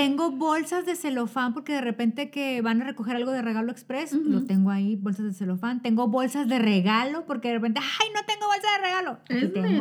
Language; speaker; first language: Spanish; native; Spanish